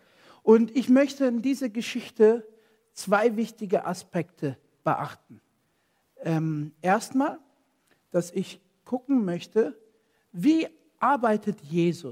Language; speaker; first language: German; non-native, fluent; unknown